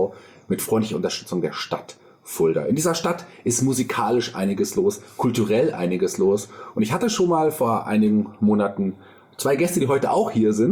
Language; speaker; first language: German; native; German